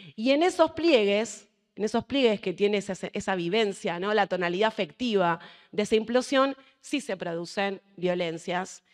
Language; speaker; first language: Spanish; native; Spanish